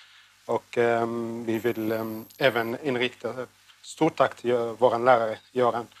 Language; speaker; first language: Swedish; non-native, learner; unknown